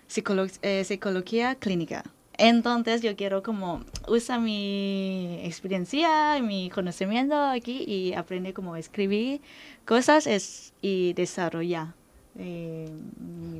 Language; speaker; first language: Spanish; non-native, learner; Thai